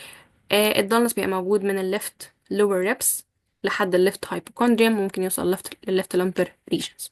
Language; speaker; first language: Arabic; native; Arabic